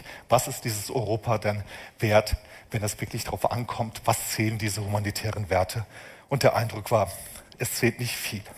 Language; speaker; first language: German; native; German